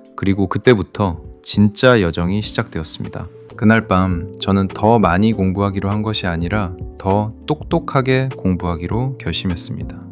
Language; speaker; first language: Korean; non-native, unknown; Arabic